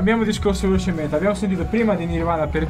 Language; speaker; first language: Italian; native; Italian